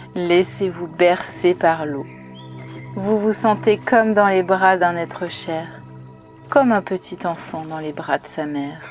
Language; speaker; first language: French; native; French